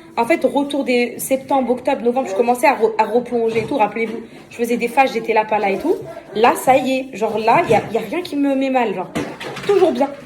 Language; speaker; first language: French; non-native, local second language; Arabic